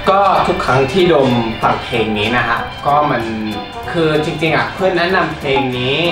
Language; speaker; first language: Thai; early bilingual, heritage; English